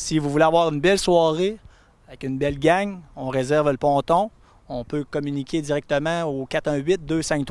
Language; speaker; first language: French; native; French